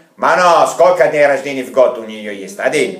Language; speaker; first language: Russian; non-native, fluent; Italian